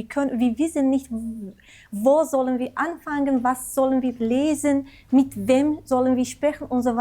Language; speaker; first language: German; non-native, fluent; Kurdish